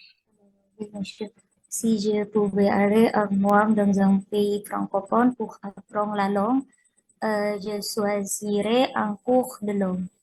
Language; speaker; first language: French; non-native, learner; Indonesian